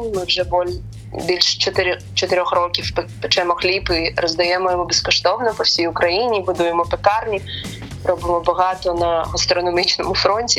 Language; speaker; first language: Ukrainian; non-native, local second language; Russian